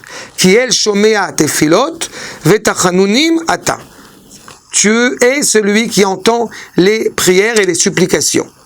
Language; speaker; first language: French; native; French